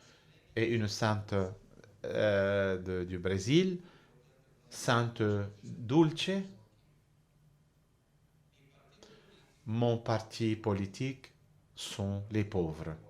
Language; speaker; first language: French; non-native, fluent; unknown